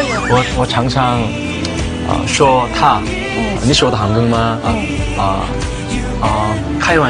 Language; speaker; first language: Chinese; non-native, learner; Korean